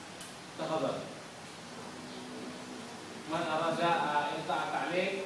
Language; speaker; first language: Arabic; non-native, learner; Indonesian